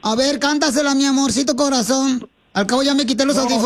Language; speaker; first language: Spanish; native; Spanish